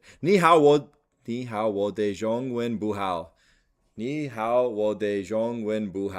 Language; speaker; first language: Chinese; non-native, learner; English